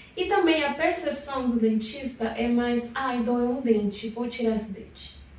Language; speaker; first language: Portuguese; non-native, fluent; Spanish